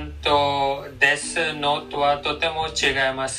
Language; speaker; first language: Japanese; non-native, learner; English